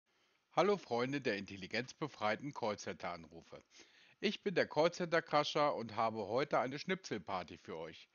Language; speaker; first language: German; native; German